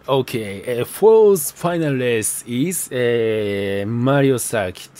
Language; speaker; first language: English; non-native, learner; Japanese